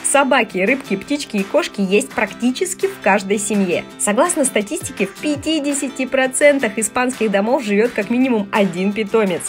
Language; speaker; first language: Russian; native; Russian